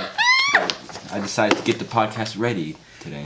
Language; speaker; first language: English; native; English